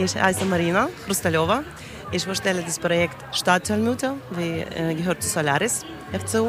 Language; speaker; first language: German; non-native, learner; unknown